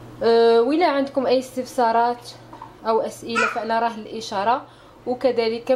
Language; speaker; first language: Arabic; native; Arabic